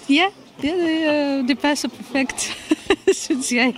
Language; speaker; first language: Danish; non-native, fluent; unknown